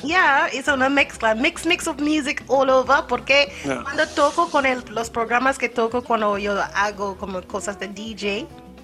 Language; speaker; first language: Spanish; non-native, fluent; English